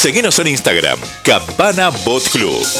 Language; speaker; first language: Spanish; native; Spanish